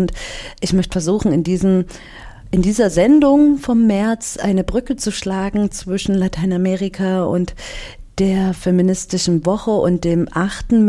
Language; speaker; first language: German; native; German